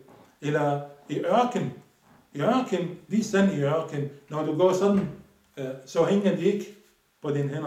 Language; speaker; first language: Danish; non-native, fluent; Arabic